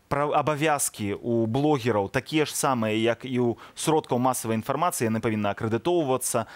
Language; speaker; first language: Belarusian; native; Belarusian